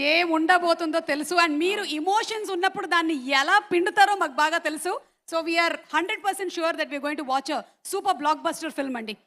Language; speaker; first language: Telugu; native; Telugu